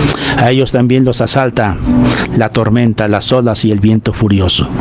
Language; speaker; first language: Spanish; native; Spanish